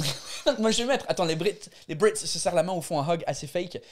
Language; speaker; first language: French; non-native, fluent; English